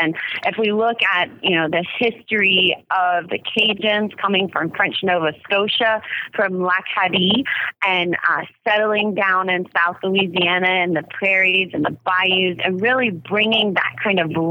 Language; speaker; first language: English; native; English